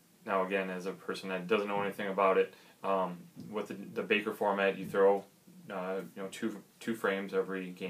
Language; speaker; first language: English; native; English